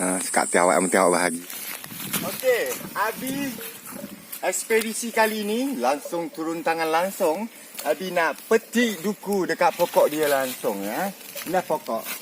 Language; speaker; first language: Malay; non-native, local second language; Achinese